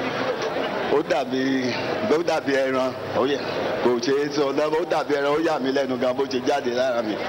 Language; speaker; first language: English; non-native, local second language; Yoruba